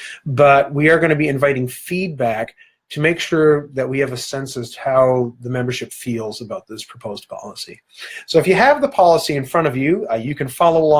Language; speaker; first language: English; native; English